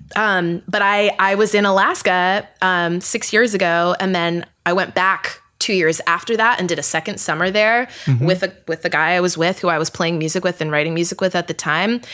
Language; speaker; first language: English; native; English